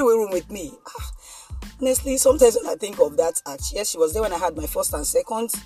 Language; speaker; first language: English; non-native, local second language; Yoruba